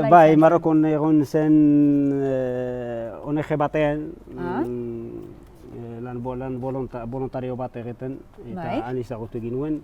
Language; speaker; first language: Basque; non-native, fluent; Arabic